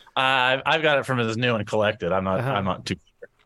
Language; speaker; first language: English; native; English